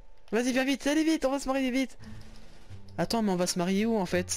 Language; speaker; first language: French; native; French